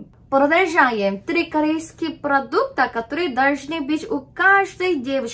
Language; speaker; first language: Russian; non-native, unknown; Korean